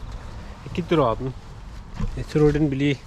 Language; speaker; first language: Norwegian; non-native, learner; Persian